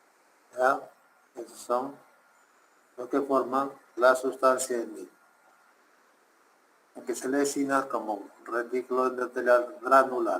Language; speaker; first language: Spanish; native; Spanish